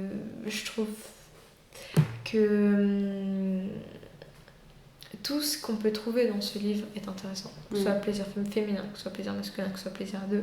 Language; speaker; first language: French; native; French